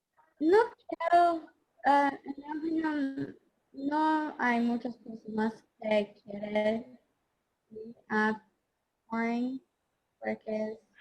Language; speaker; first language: Spanish; non-native, learner; English